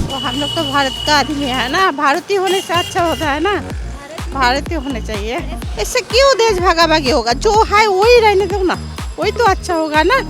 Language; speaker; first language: Hindi; non-native, local second language; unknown